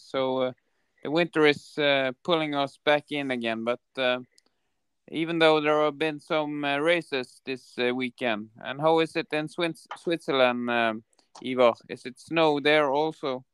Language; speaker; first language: English; non-native, fluent; Norwegian